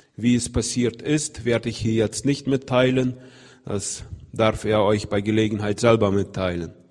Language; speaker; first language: German; non-native, fluent; Russian